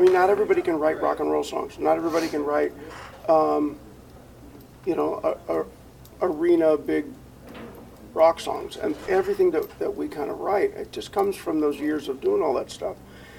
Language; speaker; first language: English; native; English